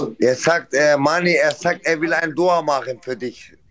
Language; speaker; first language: German; non-native, learner; Turkish